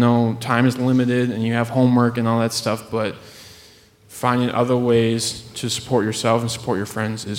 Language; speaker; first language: English; native; English